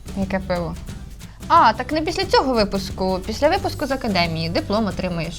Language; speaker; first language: Ukrainian; native; Ukrainian